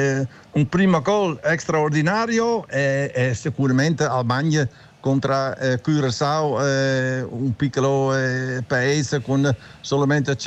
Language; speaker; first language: Italian; non-native, learner; Dutch